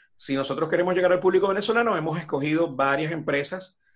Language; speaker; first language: Spanish; native; Spanish